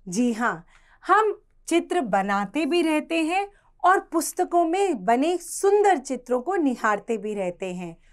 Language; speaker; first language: Hindi; native; Hindi